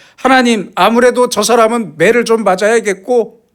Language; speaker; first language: Korean; native; Korean